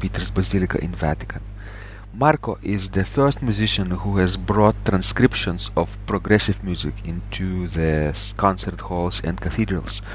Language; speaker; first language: English; non-native, fluent; Lithuanian